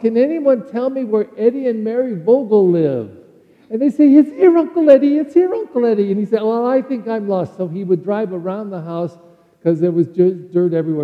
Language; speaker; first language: English; native; English